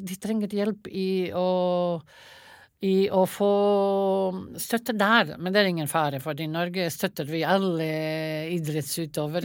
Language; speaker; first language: Norwegian; non-native, fluent; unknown